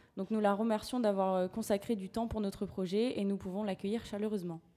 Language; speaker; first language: French; native; French